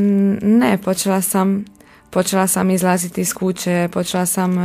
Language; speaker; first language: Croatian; non-native, local second language; Hungarian